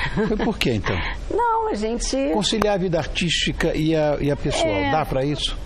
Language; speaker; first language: Portuguese; native; Portuguese